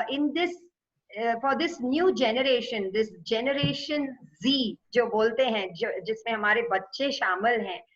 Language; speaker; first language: Hindi; non-native, local second language; Tamil